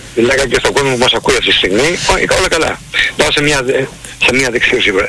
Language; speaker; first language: Greek; early bilingual, heritage; Greek